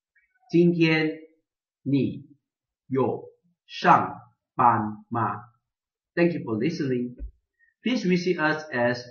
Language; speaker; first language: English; non-native, local second language; Chinese